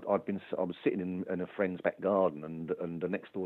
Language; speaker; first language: English; native; English